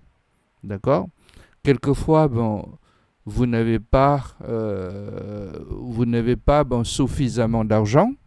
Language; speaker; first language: French; non-native, fluent; Khmer